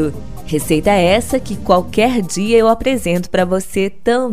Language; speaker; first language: Portuguese; native; Portuguese